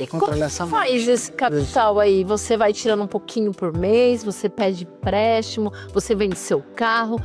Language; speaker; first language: Portuguese; native; Portuguese